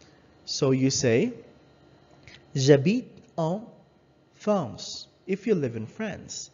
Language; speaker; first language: French; non-native, learner; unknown